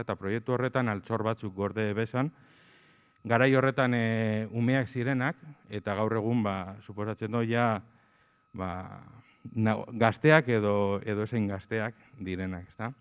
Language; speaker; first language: Basque; native; Basque